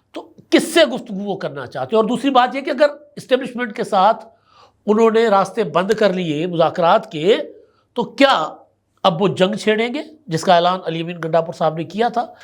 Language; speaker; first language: Urdu; non-native, local second language; Sindhi